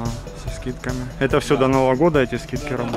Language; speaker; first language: Russian; native; Russian